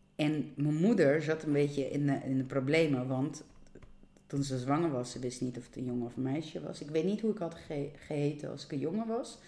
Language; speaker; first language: Dutch; non-native, fluent; Russian